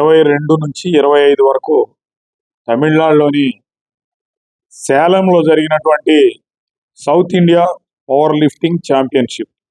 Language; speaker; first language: Telugu; native; Telugu